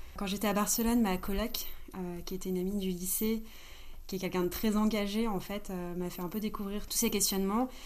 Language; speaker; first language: French; native; French